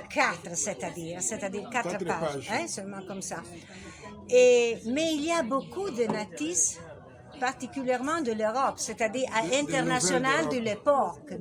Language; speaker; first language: French; non-native, learner; Italian